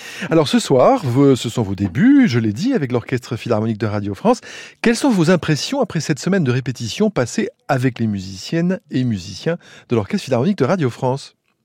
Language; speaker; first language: French; native; French